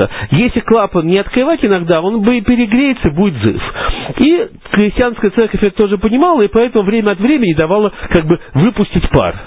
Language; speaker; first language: Russian; native; Russian